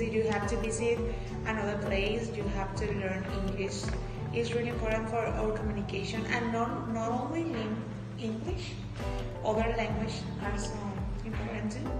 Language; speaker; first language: English; non-native, fluent; Spanish